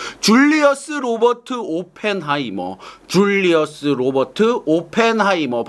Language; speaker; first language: Korean; native; Korean